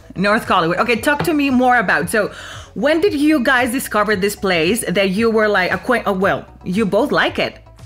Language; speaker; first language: English; non-native, fluent; Spanish